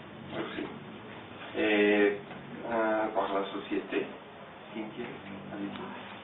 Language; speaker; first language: French; non-native, learner; Spanish